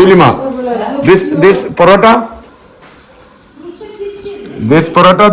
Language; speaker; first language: English; non-native, learner; Malayalam